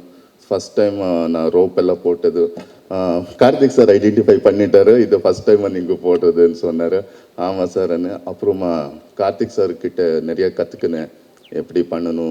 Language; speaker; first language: Tamil; non-native, learner; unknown